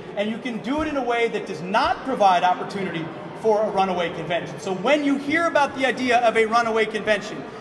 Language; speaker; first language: English; native; English